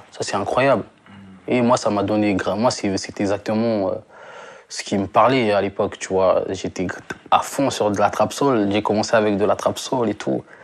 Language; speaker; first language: French; non-native, local second language; Lingala